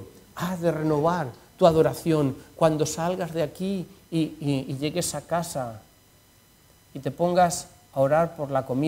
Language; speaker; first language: Spanish; native; Spanish